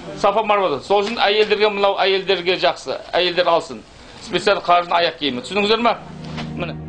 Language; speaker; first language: Kazakh; native; Kazakh